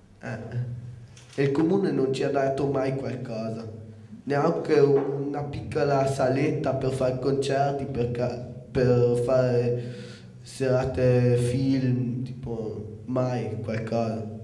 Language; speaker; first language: Italian; non-native, local second language; German